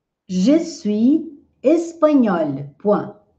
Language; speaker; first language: French; non-native, fluent; Portuguese